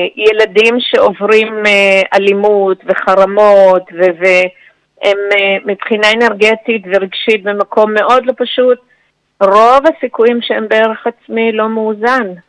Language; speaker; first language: Hebrew; native; Hebrew